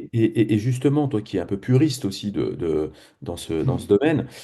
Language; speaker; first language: French; native; French